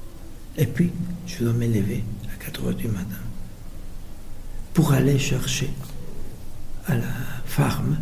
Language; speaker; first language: French; non-native, fluent; Spanish